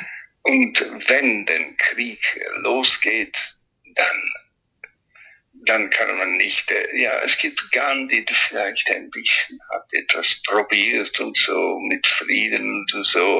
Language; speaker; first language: German; non-native, fluent; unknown